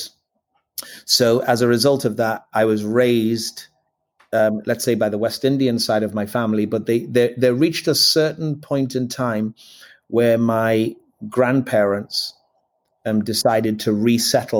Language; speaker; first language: English; native; English